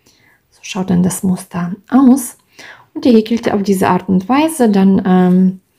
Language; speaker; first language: German; non-native, fluent; Russian